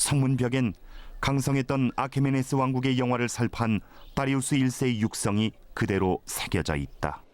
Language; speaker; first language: Korean; native; Korean